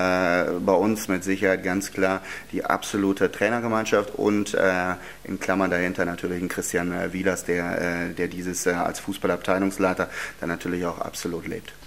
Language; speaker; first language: German; native; German